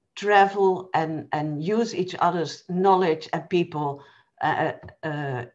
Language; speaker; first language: English; non-native, fluent; Dutch